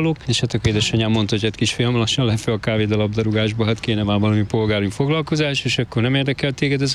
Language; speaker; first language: Hungarian; native; Hungarian